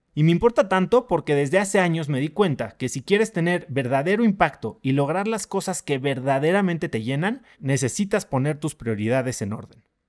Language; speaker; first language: Spanish; native; Spanish